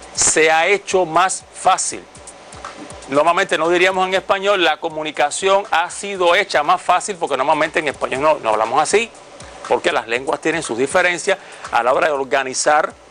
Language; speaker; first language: Spanish; native; Spanish